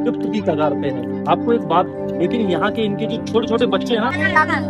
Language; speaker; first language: Hindi; native; Hindi